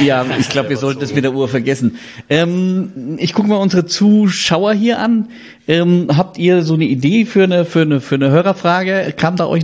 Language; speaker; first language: German; native; German